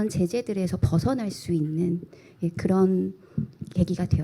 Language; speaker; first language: Korean; native; Korean